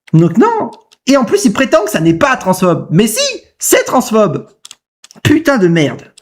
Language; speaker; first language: French; native; French